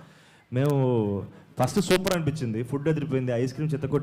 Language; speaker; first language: Telugu; native; Telugu